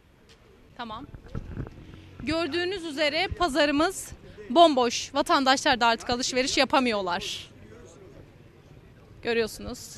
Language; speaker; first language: Turkish; native; Turkish